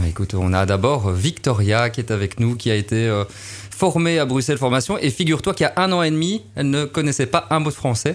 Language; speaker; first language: French; native; French